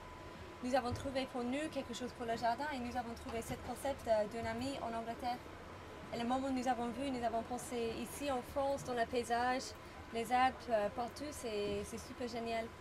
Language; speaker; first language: French; non-native, learner; English